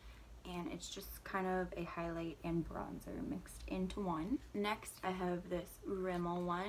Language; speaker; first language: English; native; English